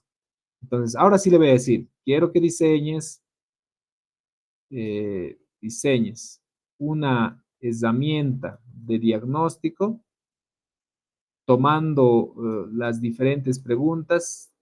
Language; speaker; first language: Spanish; native; Spanish